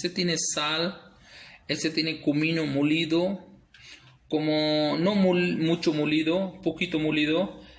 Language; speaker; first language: Spanish; non-native, learner; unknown